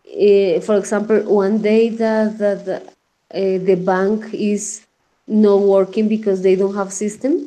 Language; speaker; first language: English; non-native, learner; Spanish